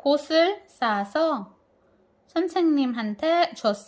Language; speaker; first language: Korean; non-native, fluent; Filipino